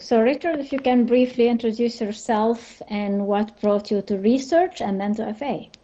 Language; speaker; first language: English; non-native, fluent; French